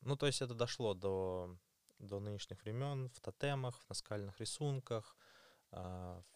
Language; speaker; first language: Russian; native; Russian